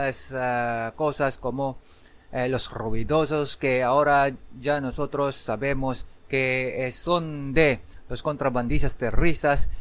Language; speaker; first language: Spanish; non-native, learner; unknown